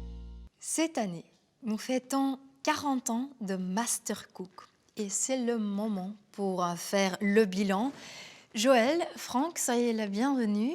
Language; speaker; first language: French; non-native, local second language; Dutch